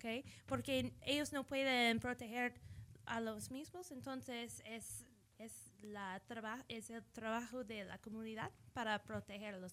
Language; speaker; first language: Spanish; early bilingual, heritage; English